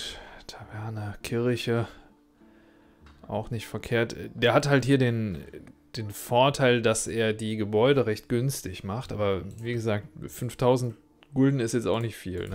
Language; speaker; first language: German; native; German